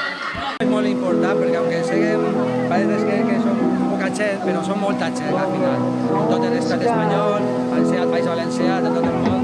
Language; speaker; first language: Spanish; non-native, local second language; Catalan